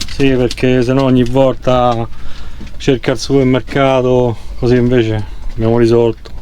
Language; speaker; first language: Italian; native; Italian